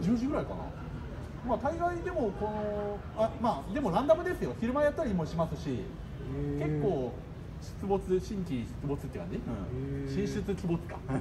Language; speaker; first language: Japanese; native; Japanese